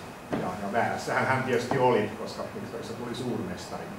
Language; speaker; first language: Finnish; native; Finnish